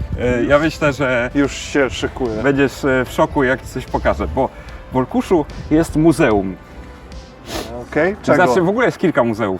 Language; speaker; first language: Polish; non-native, fluent; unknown